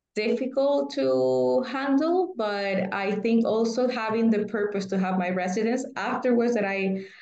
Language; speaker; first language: English; non-native, fluent; Spanish